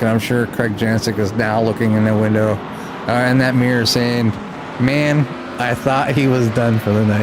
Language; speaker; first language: English; native; English